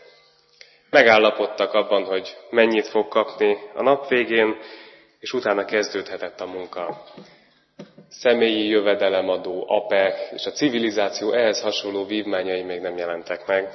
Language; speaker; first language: Hungarian; native; Hungarian